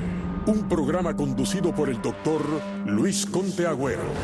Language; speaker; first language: Spanish; native; Spanish